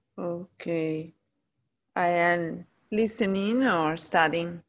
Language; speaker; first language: English; non-native, learner; Spanish